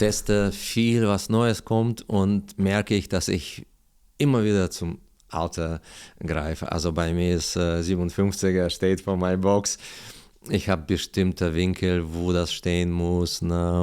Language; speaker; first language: German; non-native, learner; Russian